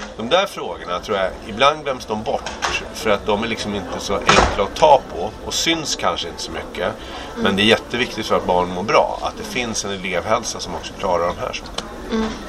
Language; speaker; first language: Swedish; native; Swedish